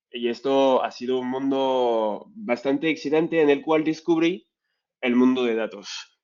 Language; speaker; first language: Spanish; non-native, fluent; French